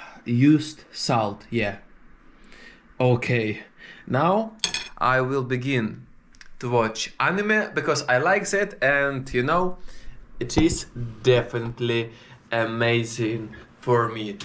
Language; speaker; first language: English; non-native, fluent; Russian